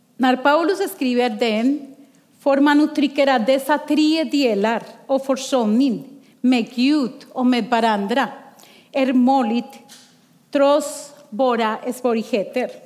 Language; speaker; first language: Swedish; non-native, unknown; Spanish